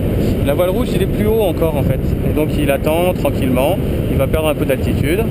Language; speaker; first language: French; native; French